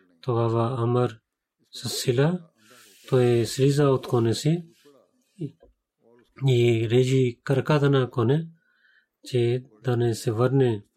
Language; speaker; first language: Bulgarian; non-native, learner; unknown